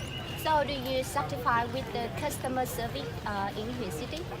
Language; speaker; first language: English; non-native, learner; Vietnamese